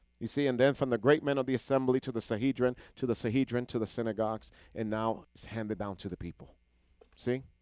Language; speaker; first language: English; non-native, fluent; Hebrew